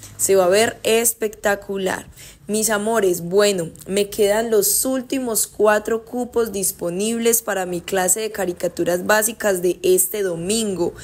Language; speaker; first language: Spanish; native; Spanish